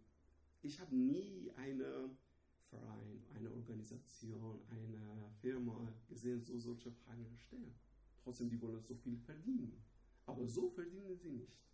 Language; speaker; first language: German; non-native, learner; Persian